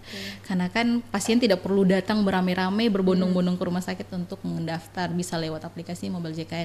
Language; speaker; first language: Indonesian; native; Indonesian